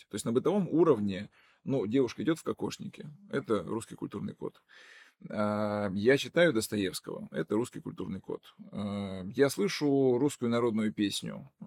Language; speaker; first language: Russian; non-native, local second language; Udmurt